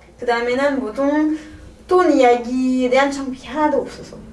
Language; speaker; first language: Korean; non-native, learner; French